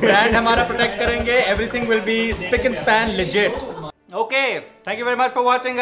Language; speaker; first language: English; non-native, local second language; Urdu